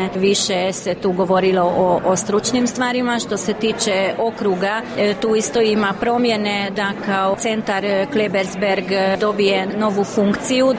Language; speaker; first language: Croatian; early bilingual, heritage; Croatian